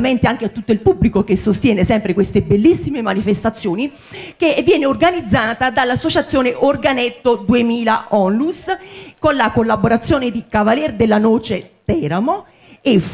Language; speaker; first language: Italian; native; Italian